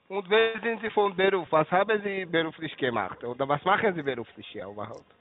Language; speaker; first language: German; non-native, learner; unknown